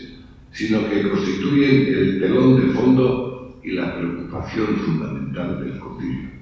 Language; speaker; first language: Spanish; native; Spanish